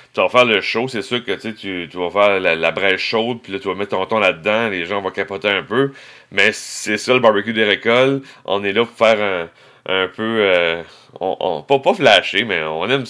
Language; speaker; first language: French; native; French